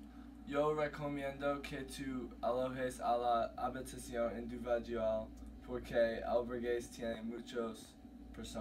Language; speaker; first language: Spanish; non-native, learner; English